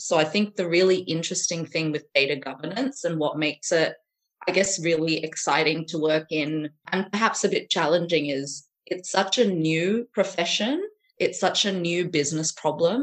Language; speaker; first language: English; native; English